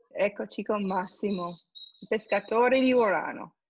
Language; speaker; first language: Italian; non-native, fluent; English